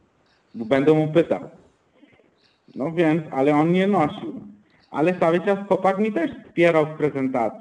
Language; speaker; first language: Polish; non-native, fluent; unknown